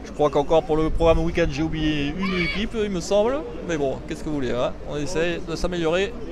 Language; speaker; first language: French; native; French